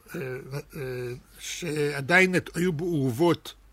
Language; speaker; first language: Hebrew; early bilingual, other home language; Russian